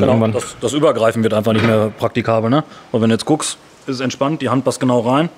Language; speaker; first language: German; native; German